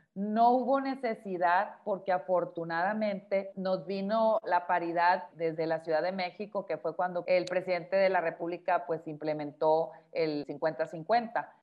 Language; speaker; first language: Spanish; native; Spanish